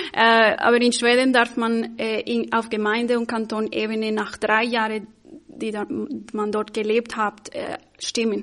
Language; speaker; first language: German; non-native, fluent; Spanish